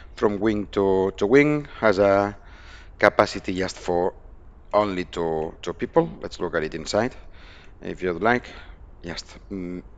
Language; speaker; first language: English; non-native, fluent; Spanish